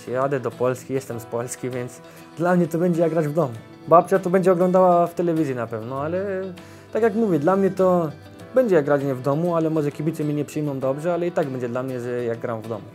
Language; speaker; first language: Polish; early bilingual, heritage; Polish